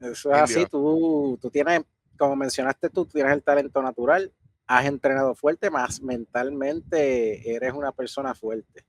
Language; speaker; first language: Spanish; native; Spanish